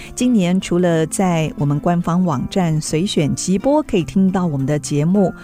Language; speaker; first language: Chinese; native; Chinese